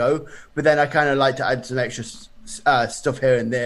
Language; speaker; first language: English; native; English